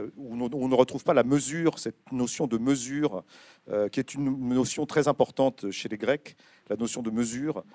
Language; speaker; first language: French; native; French